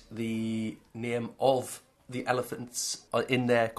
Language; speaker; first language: English; native; English